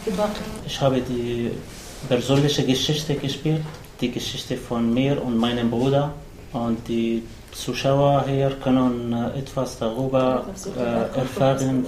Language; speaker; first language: German; non-native, learner; Arabic